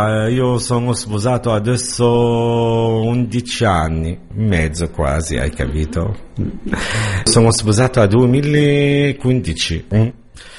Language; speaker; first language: Italian; non-native, learner; Arabic